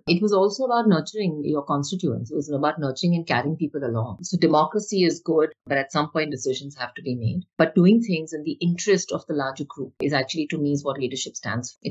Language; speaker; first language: English; non-native, local second language; Hindi